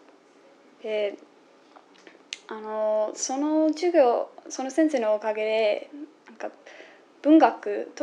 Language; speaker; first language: Japanese; non-native, fluent; English